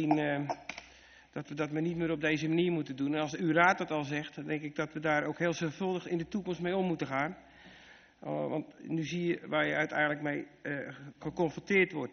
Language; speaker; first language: Dutch; native; Dutch